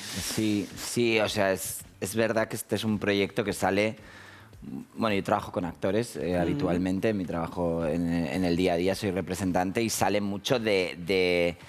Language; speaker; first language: Spanish; native; Spanish